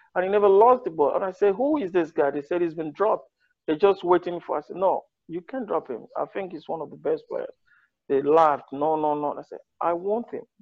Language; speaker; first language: English; non-native, local second language; Yoruba